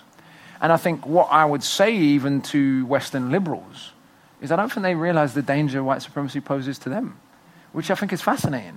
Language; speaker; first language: English; native; English